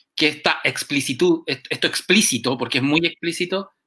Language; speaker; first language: Spanish; native; Spanish